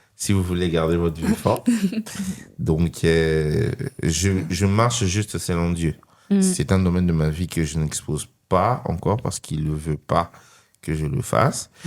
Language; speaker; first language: French; non-native, local second language; Lingala